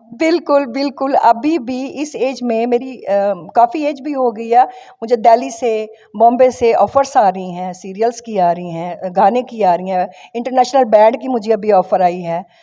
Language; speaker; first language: Hindi; non-native, local second language; Kashmiri